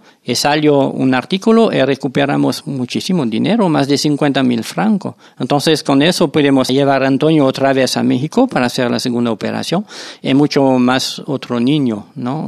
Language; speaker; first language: Spanish; non-native, fluent; French